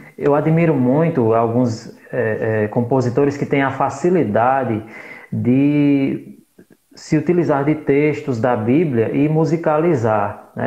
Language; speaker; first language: Portuguese; native; Portuguese